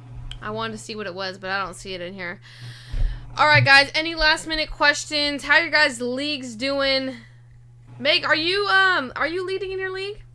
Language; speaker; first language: English; native; English